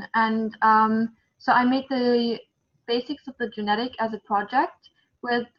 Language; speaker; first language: English; non-native, fluent; German